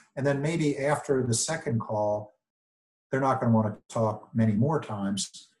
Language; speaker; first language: English; native; English